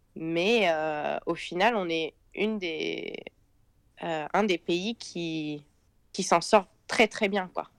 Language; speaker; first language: French; native; French